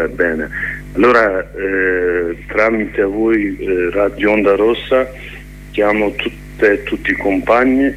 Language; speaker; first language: Italian; non-native, learner; Kurdish